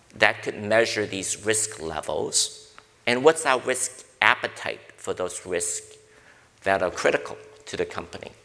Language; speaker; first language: English; native; English